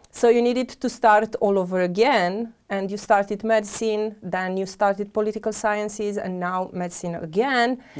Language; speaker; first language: English; non-native, fluent; Romanian